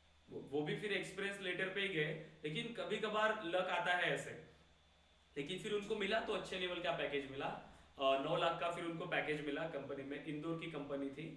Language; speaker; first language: Hindi; native; Hindi